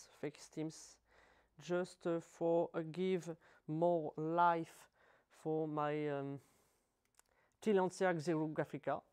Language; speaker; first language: English; non-native, learner; French